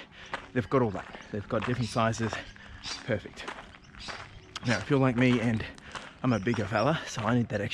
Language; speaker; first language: English; native; English